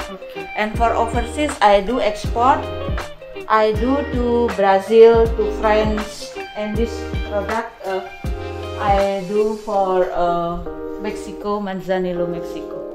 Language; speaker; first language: English; non-native, learner; Indonesian